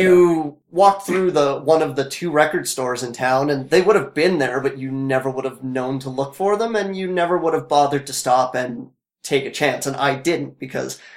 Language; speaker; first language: English; native; English